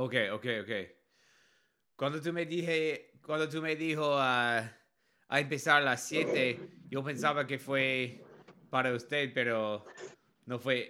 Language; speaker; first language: Spanish; non-native, learner; English